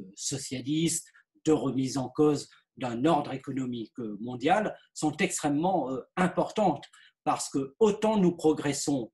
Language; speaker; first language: French; native; French